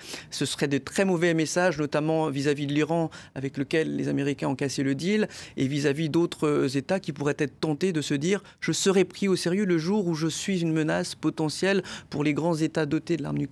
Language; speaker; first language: French; native; French